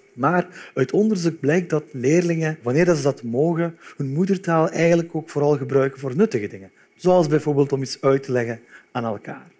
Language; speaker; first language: Dutch; early bilingual, other home language; Turkish